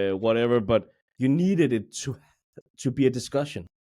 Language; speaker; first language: English; non-native, fluent; Danish